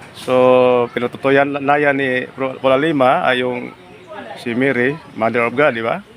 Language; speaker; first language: Filipino; non-native, local second language; Cebuano